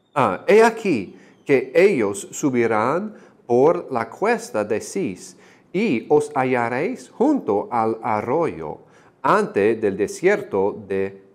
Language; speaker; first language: Spanish; non-native, fluent; English